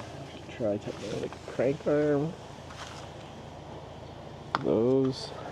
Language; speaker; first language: English; native; English